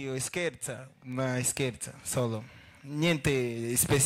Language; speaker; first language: Italian; non-native, learner; Portuguese